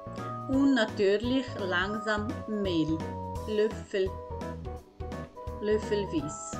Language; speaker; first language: German; non-native, fluent; Croatian